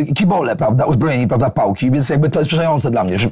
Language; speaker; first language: Polish; native; Polish